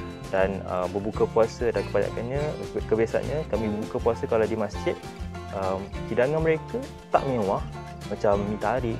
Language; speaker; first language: Malay; native; Malay